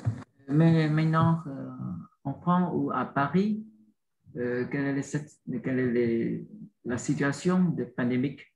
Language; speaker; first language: French; non-native, learner; Vietnamese